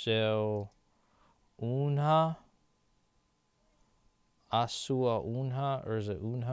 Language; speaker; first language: Portuguese; non-native, learner; English